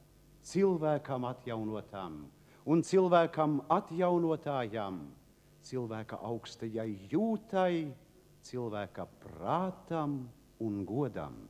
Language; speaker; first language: Latvian; native; Latvian